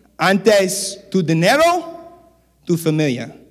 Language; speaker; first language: Spanish; non-native, learner; English